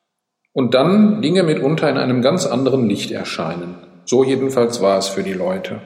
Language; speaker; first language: German; native; German